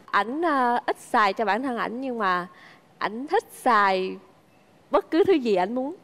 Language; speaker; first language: Vietnamese; native; Vietnamese